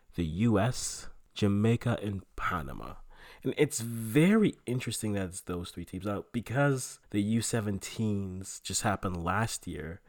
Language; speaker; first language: English; early bilingual, other home language; French